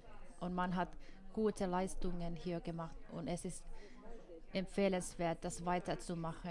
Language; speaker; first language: German; non-native, fluent; Finnish